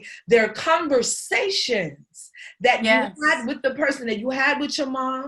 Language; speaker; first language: English; native; English